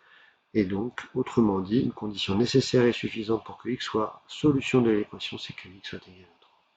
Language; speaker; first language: French; native; French